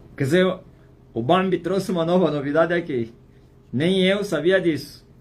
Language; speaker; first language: Portuguese; native; Portuguese